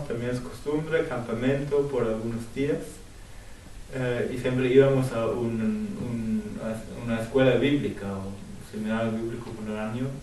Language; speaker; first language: Spanish; non-native, fluent; German